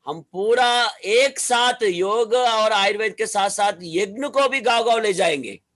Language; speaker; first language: Hindi; non-native, local second language; Telugu